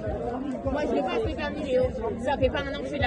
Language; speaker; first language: French; native; French